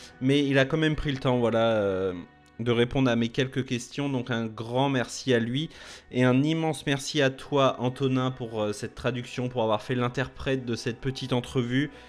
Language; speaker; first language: French; native; French